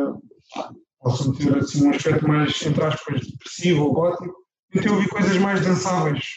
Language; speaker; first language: Portuguese; native; Portuguese